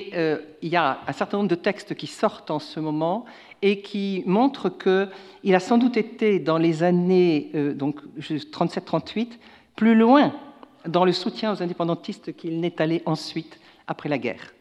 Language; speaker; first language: French; native; French